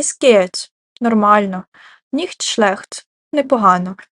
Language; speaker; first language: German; non-native, fluent; Ukrainian